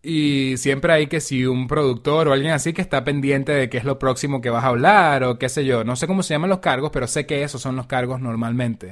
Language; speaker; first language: Spanish; native; Spanish